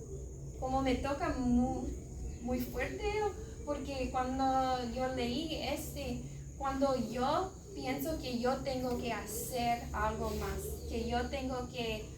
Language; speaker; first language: Spanish; non-native, learner; English